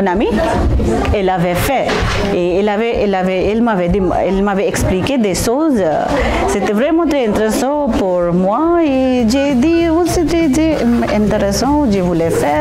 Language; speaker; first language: French; non-native, learner; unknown